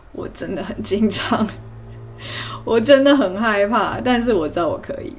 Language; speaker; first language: Chinese; early bilingual, other home language; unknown